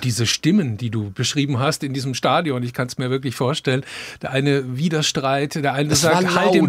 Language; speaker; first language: German; native; German